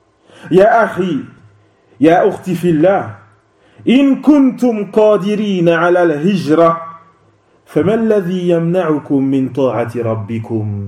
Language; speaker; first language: Arabic; non-native, fluent; French